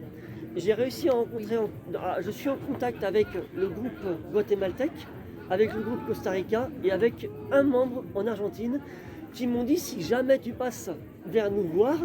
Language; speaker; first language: French; native; French